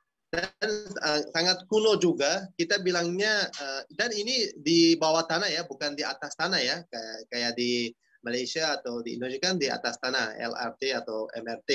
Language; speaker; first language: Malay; non-native, fluent; Uzbek